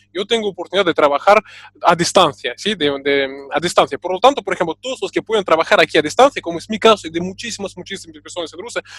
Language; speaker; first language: Spanish; non-native, fluent; Russian